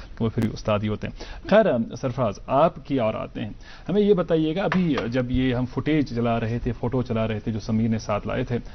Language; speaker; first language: Hindi; non-native, local second language; Kashmiri